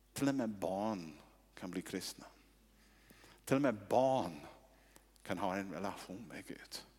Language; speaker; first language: Swedish; non-native, fluent; English